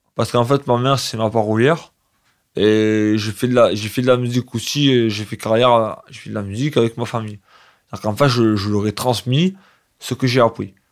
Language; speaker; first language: French; native; French